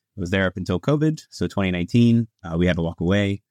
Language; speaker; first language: English; early bilingual, other home language; Italian